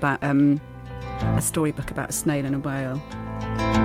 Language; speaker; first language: English; native; English